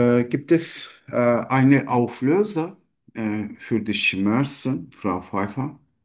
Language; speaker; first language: German; non-native, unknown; Turkish